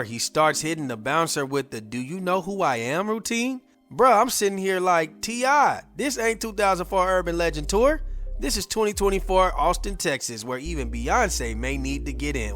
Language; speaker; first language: English; native; English